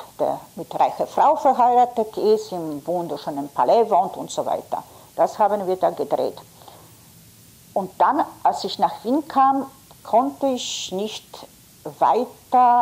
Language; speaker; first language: German; non-native, fluent; Polish